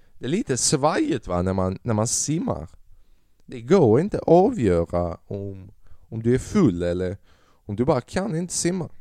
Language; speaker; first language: Swedish; early bilingual, other home language; Albanian